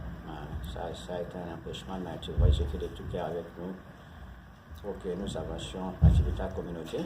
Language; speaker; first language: French; non-native, local second language; Lingala